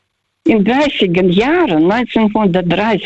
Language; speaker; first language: German; non-native, fluent; Russian